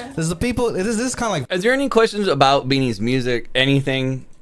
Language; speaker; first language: English; native; English